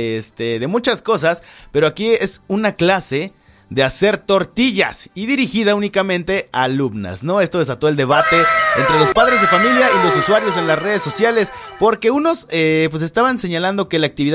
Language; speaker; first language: Spanish; native; Spanish